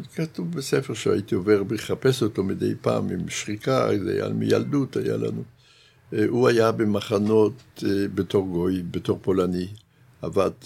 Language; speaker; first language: Hebrew; non-native, fluent; Yiddish